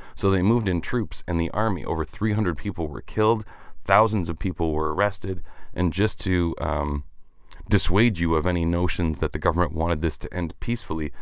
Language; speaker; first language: English; native; English